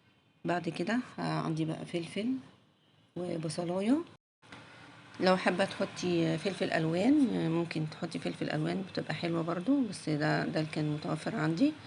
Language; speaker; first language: Arabic; native; Arabic